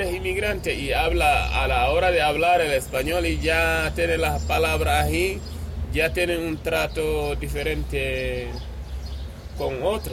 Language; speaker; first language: Spanish; non-native, fluent; Wolof